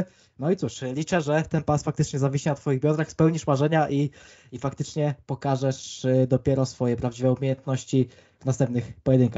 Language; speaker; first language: Polish; native; Polish